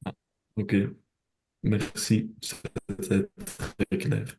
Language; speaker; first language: French; non-native, local second language; Dutch